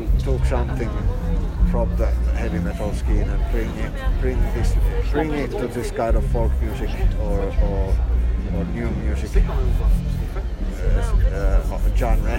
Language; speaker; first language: English; non-native, fluent; Finnish